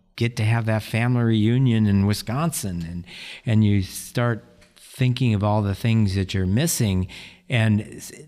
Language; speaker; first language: English; native; English